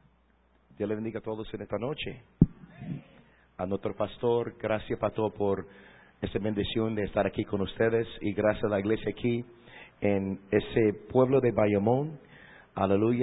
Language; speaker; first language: Spanish; non-native, fluent; English